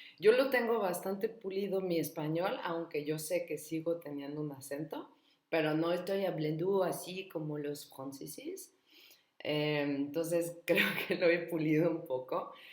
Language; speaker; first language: Spanish; non-native, fluent; French